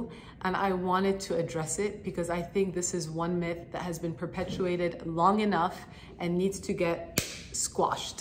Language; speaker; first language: English; native; English